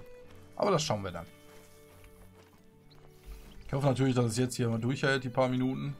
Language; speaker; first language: German; native; German